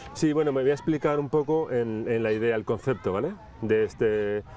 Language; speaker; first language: Spanish; native; Spanish